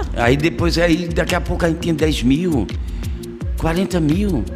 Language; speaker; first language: Portuguese; native; Portuguese